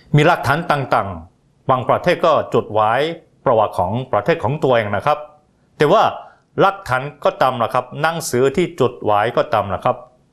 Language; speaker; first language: Thai; non-native, fluent; Korean